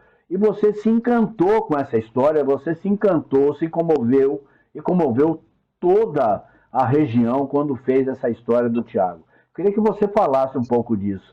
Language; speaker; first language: Portuguese; native; Portuguese